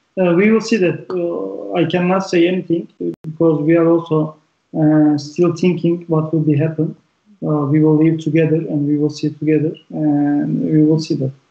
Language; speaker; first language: English; non-native, learner; Turkish